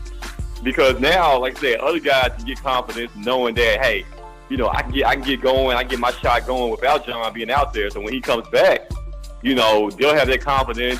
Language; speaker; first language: English; native; English